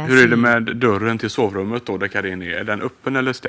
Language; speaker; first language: Swedish; native; Swedish